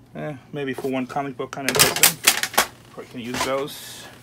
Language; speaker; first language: English; non-native, fluent; German